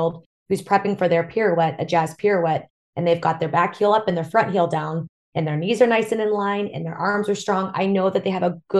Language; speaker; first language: English; native; English